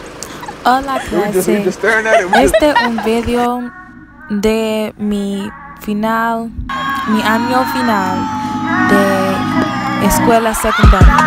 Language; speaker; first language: Spanish; non-native, learner; English